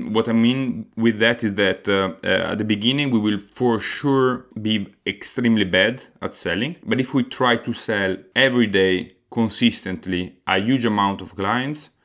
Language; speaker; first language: English; non-native, fluent; Italian